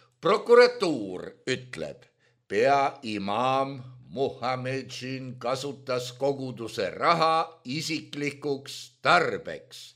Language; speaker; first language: Estonian; native; Estonian